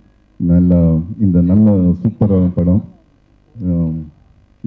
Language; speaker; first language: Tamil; non-native, learner; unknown